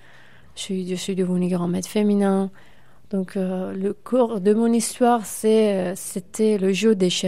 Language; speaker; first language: French; non-native, fluent; Persian